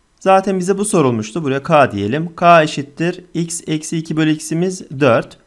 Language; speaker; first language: Turkish; native; Turkish